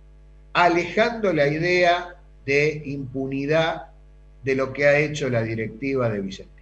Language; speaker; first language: Spanish; native; Spanish